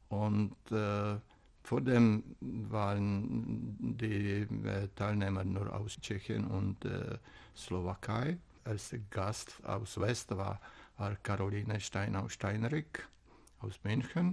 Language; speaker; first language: German; non-native, fluent; Czech